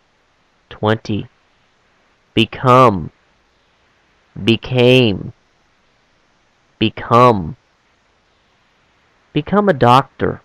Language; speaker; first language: English; non-native, fluent; Korean